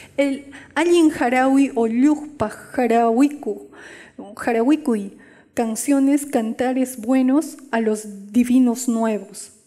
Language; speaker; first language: Spanish; non-native, local second language; Quechua